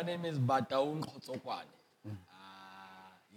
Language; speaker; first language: English; non-native, local second language; Southern Sotho